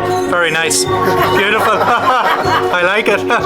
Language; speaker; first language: English; native; English